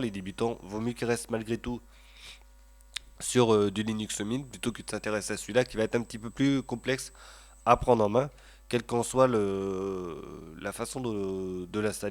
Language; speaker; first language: French; native; French